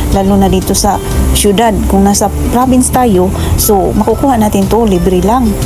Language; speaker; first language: Filipino; non-native, local second language; Cebuano